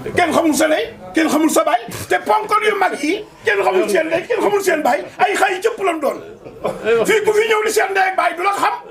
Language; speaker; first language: Wolof; native; Wolof